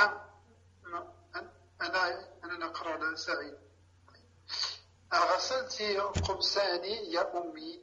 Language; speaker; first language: Arabic; non-native, learner; French